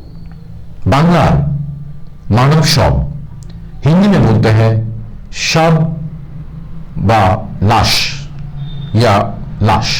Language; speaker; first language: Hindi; non-native, local second language; Bangla